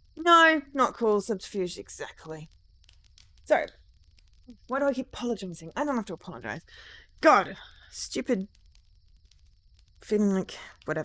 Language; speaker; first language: English; native; English